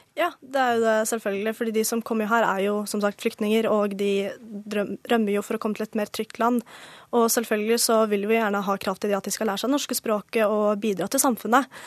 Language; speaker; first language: Norwegian; early bilingual, other home language; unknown